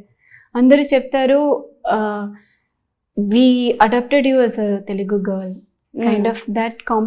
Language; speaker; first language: Telugu; non-native, learner; Tamil